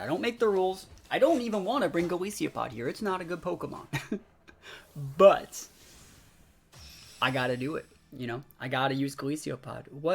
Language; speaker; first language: English; native; English